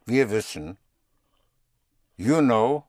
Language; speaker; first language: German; non-native, fluent; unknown